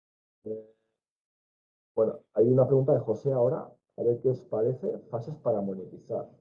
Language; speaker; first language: Spanish; native; Spanish